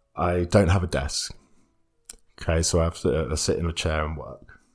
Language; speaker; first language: English; native; English